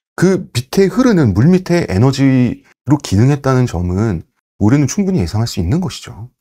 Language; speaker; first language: Korean; native; Korean